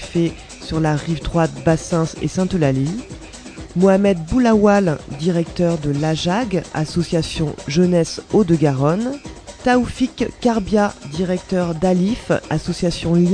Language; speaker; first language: French; native; French